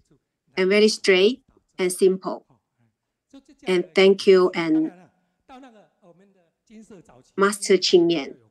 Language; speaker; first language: English; non-native, learner; Chinese